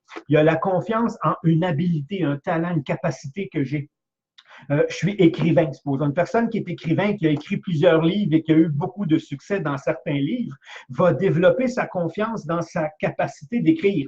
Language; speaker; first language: French; native; French